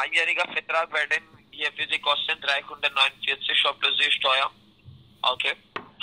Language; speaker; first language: German; non-native, learner; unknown